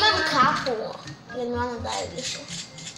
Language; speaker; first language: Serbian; early bilingual, heritage; Serbian